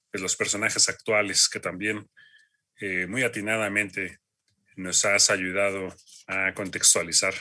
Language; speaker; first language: Spanish; native; Spanish